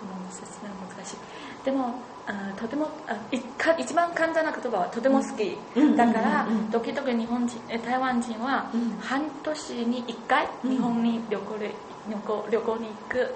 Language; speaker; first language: Japanese; non-native, learner; Chinese